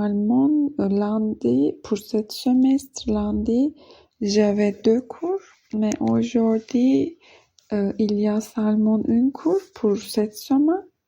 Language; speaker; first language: French; non-native, learner; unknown